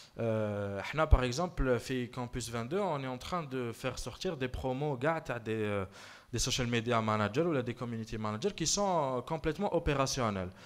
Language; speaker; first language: French; non-native, local second language; Arabic